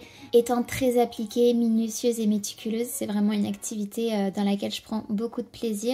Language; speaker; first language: French; native; French